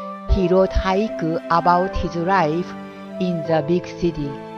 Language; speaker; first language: English; non-native, fluent; Japanese